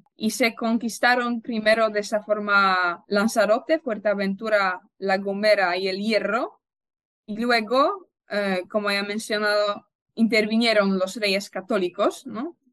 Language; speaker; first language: Spanish; non-native, fluent; Polish